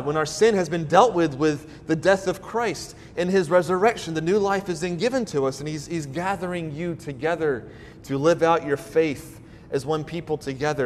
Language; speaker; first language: English; native; English